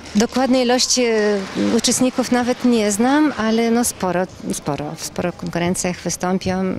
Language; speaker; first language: Polish; native; Polish